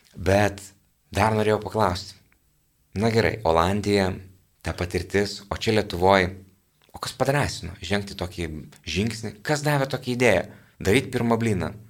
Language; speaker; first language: Lithuanian; native; Lithuanian